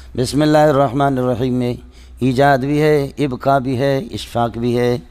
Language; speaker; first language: Urdu; non-native, local second language; Baluchi